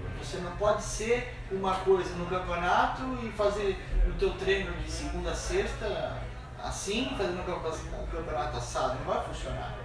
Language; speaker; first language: Portuguese; native; Portuguese